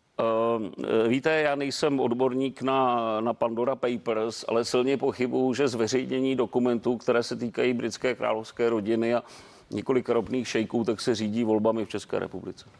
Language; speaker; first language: Czech; native; Czech